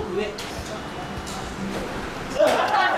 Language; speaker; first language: Japanese; native; Japanese